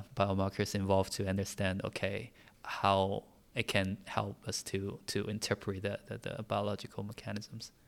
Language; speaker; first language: English; non-native, fluent; Chinese